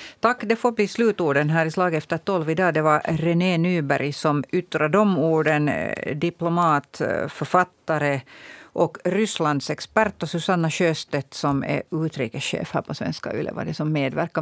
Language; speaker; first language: Swedish; native; Swedish